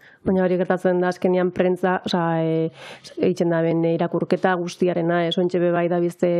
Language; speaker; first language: Basque; native; Basque